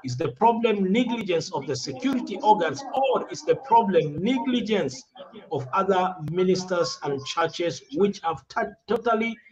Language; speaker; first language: English; non-native, local second language; Swahili